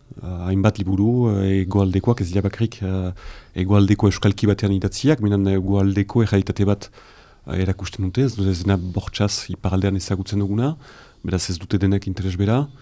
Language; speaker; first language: Basque; native; Basque